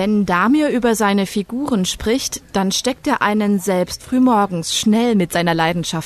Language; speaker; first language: German; native; German